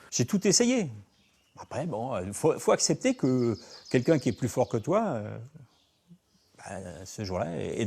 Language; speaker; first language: French; native; French